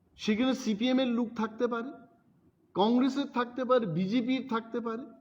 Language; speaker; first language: Bangla; non-native, local second language; Kok Borok